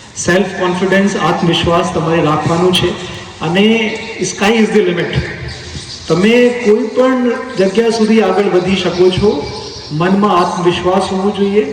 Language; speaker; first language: Gujarati; non-native, local second language; Hindi